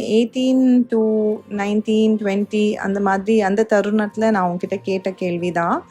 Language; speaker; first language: Tamil; native; Tamil